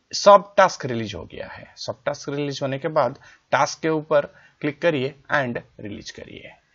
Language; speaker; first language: Hindi; native; Hindi